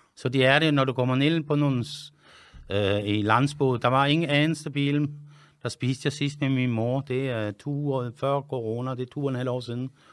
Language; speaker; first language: Danish; non-native, fluent; French